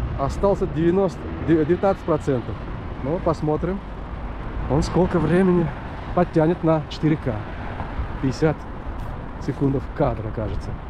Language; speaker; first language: Russian; non-native, local second language; Uzbek